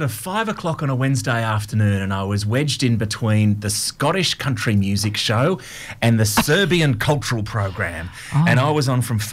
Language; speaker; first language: English; native; English